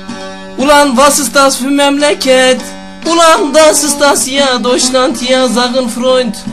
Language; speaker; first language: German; non-native, learner; Turkish